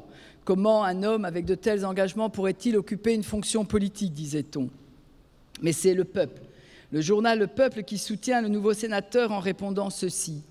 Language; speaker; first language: French; native; French